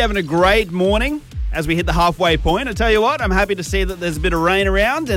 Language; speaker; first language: English; native; English